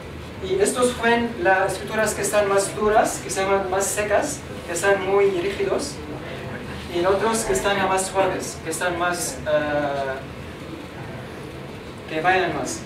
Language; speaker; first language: Spanish; non-native, learner; Arabic